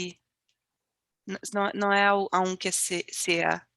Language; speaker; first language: Spanish; non-native, fluent; Portuguese